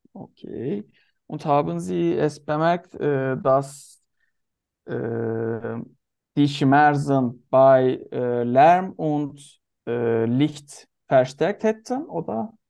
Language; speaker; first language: German; non-native, learner; Turkish